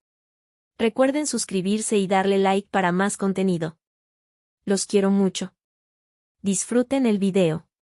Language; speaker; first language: Spanish; native; Spanish